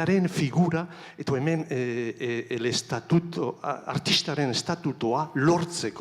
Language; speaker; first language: Basque; non-native, learner; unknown